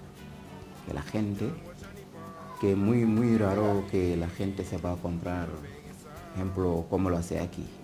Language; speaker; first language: Spanish; non-native, learner; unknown